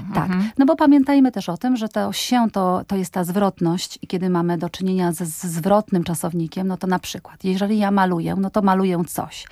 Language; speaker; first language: Polish; native; Polish